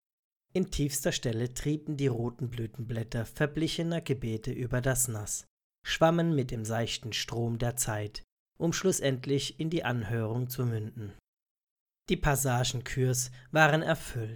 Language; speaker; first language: German; native; German